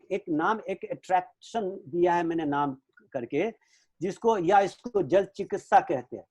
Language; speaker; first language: Hindi; native; Hindi